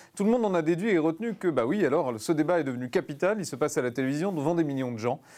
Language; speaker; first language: French; native; French